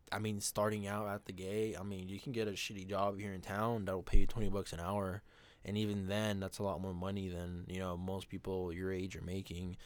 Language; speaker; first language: English; non-native, fluent; Spanish